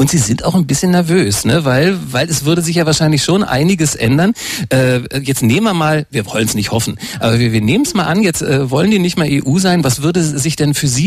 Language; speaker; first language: German; native; German